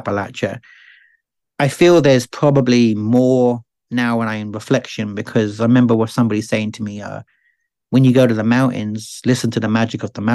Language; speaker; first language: English; native; English